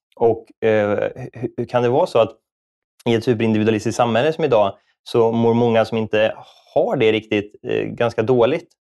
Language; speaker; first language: Swedish; native; Swedish